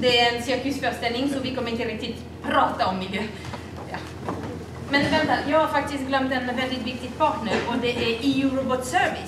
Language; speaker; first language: Swedish; non-native, fluent; French